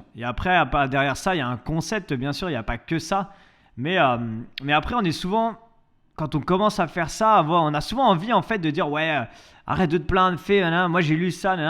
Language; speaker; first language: French; native; French